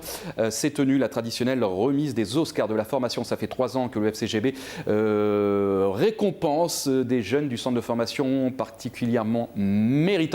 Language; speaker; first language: French; native; French